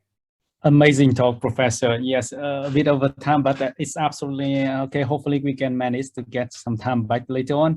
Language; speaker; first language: English; non-native, fluent; Vietnamese